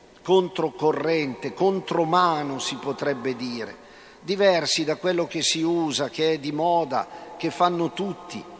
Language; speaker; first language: Italian; native; Italian